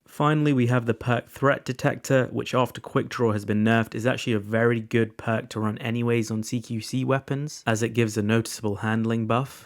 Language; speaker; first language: English; native; English